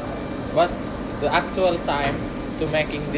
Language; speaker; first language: English; non-native, learner; Indonesian